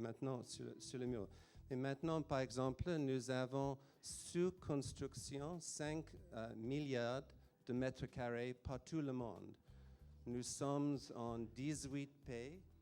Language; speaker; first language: French; non-native, fluent; English